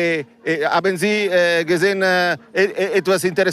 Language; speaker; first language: German; non-native, learner; Italian